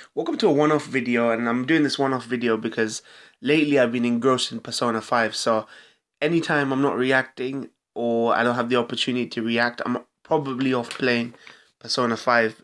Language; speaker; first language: English; native; English